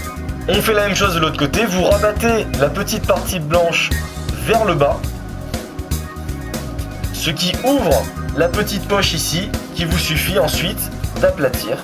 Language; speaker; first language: French; native; French